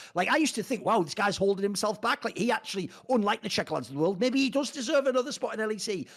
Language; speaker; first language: English; native; English